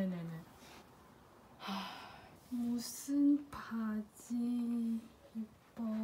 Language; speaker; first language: Korean; non-native, learner; Chinese